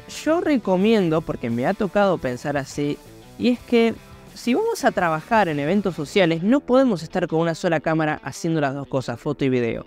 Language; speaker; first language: Spanish; native; Spanish